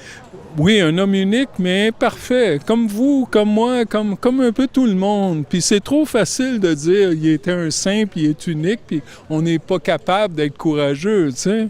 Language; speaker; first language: French; native; French